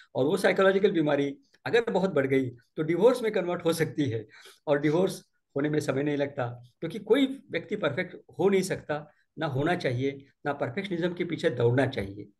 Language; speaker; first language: Hindi; non-native, local second language; Marathi